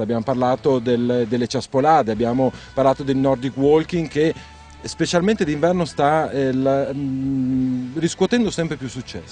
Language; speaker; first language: Italian; native; Italian